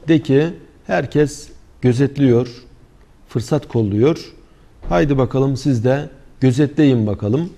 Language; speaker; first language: Turkish; native; Turkish